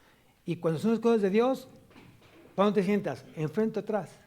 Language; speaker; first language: Spanish; native; Spanish